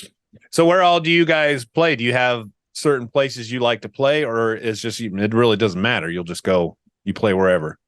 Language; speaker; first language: English; native; English